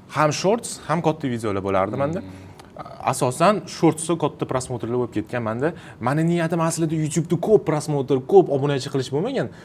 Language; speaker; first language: Uzbek; non-native, local second language; Russian